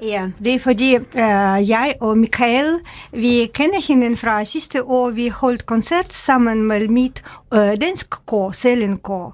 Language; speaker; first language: Danish; non-native, learner; Ukrainian